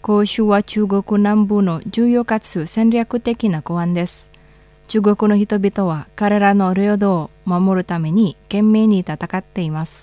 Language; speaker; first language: Japanese; non-native, fluent; Indonesian